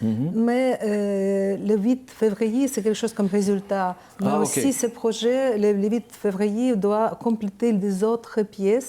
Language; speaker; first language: French; non-native, learner; Ukrainian